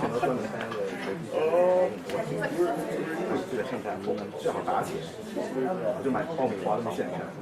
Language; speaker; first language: Chinese; native; Chinese